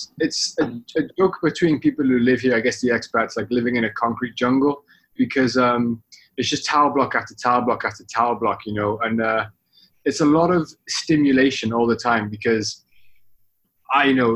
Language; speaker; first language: English; native; English